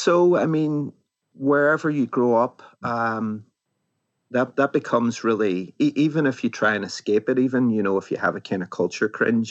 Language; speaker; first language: English; native; English